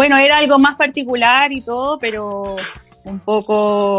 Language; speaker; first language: Spanish; native; Spanish